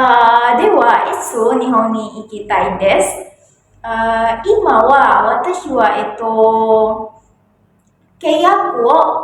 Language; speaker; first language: Japanese; non-native, learner; Indonesian